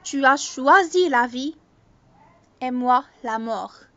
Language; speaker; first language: French; non-native, local second language; Arabic